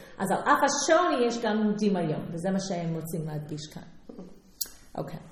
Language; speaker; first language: Hebrew; non-native, fluent; English